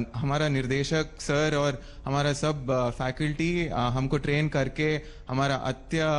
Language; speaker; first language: Hindi; non-native, local second language; Kannada